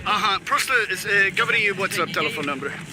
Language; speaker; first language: Russian; non-native, learner; English